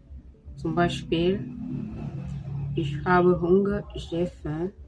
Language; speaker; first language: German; non-native, fluent; French